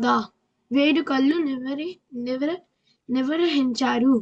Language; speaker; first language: Telugu; early bilingual, heritage; Telugu